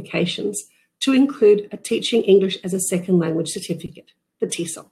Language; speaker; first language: English; native; English